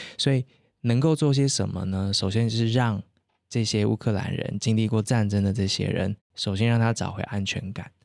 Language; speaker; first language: Chinese; native; Chinese